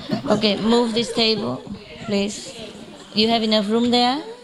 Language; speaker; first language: English; non-native, fluent; Vietnamese